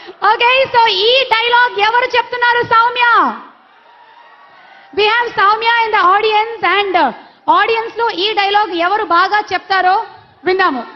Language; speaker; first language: Telugu; native; Telugu